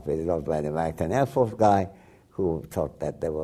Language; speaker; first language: English; non-native, local second language; Bangla